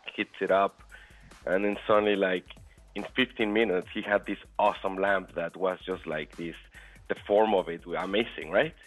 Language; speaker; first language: English; non-native, fluent; Spanish